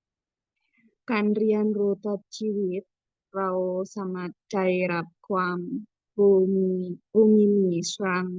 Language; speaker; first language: Thai; non-native, learner; Indonesian